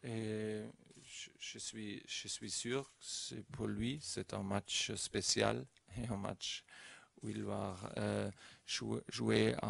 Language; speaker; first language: French; non-native, learner; German